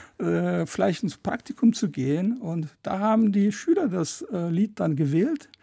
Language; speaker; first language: German; early bilingual, other home language; Turkish